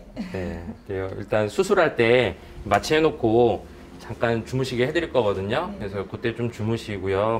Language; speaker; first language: Korean; native; Korean